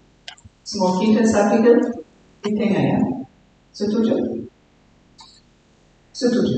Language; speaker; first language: Indonesian; non-native, learner; English